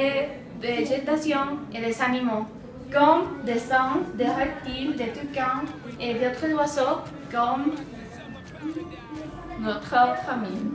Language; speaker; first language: French; non-native, learner; Spanish